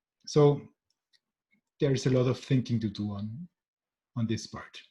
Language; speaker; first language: English; non-native, fluent; German